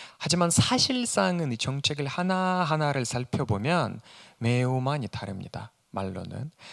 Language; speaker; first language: Korean; non-native, fluent; Russian